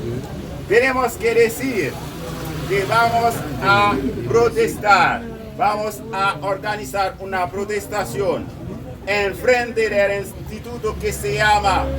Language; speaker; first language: Spanish; non-native, local second language; Haitian Creole